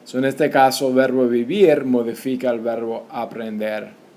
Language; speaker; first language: Spanish; non-native, fluent; English